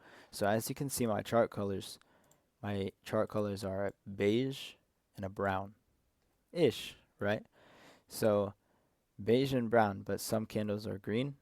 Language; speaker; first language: English; native; English